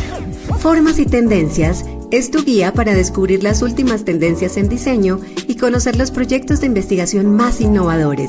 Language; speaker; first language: Spanish; native; Spanish